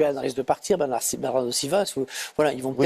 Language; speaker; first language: French; native; French